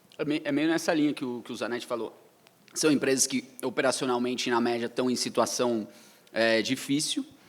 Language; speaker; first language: Portuguese; native; Portuguese